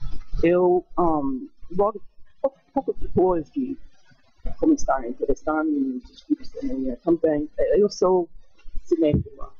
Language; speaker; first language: Portuguese; non-native, fluent; English